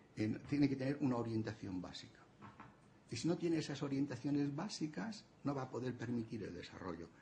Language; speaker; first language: Spanish; non-native, local second language; Catalan